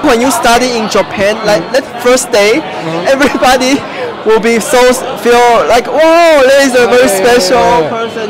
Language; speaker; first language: English; non-native, fluent; Chinese